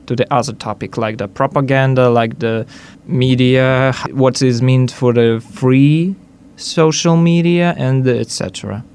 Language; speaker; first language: English; non-native, learner; Hungarian